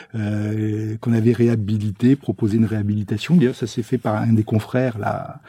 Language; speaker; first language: French; native; French